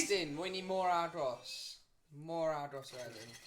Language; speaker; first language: Welsh; native; Welsh